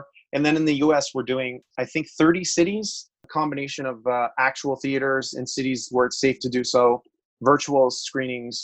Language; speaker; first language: English; native; English